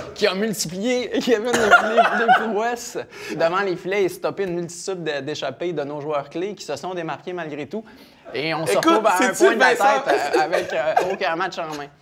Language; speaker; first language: French; native; French